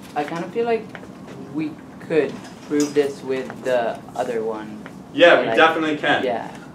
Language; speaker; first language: English; native; English